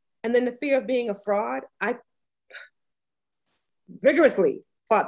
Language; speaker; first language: English; native; English